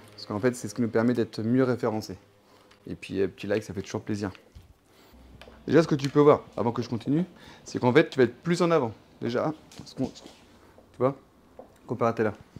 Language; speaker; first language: French; native; French